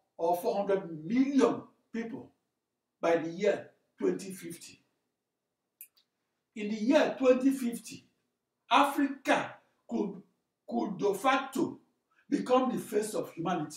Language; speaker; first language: English; non-native, local second language; Igbo